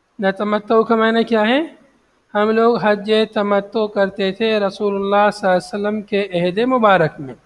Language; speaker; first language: Urdu; native; Urdu